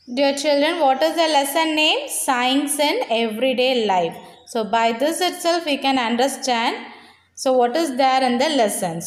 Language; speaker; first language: English; non-native, local second language; Tamil